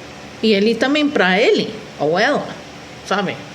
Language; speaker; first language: Portuguese; non-native, fluent; Spanish